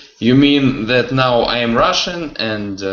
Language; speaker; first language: English; non-native, learner; Russian